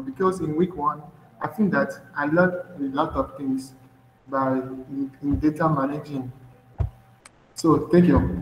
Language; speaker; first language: English; non-native, fluent; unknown